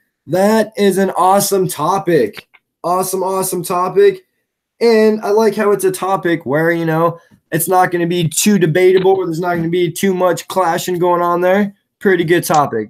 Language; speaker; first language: English; native; English